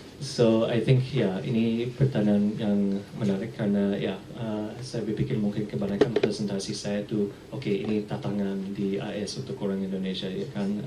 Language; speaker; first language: Indonesian; early bilingual, heritage; English